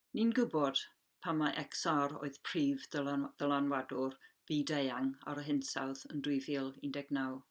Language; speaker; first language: Welsh; non-native, local second language; English